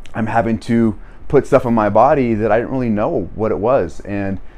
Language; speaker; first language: English; native; English